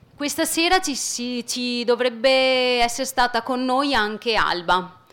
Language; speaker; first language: Italian; native; Italian